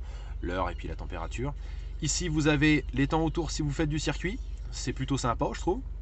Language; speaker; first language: French; native; French